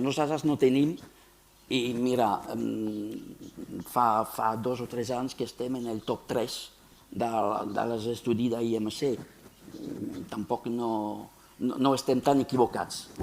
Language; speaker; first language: Catalan; non-native, fluent; French